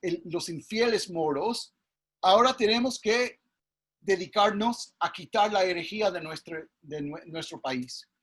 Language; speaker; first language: Spanish; early bilingual, heritage; English